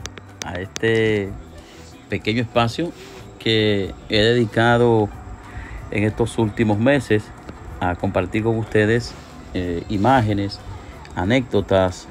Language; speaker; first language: Spanish; native; Spanish